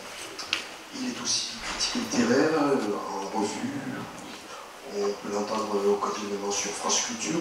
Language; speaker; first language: French; native; French